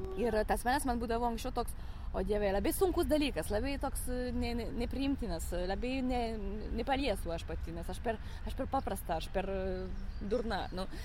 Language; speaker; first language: Lithuanian; non-native, fluent; French